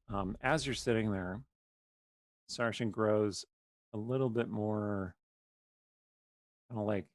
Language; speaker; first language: English; native; English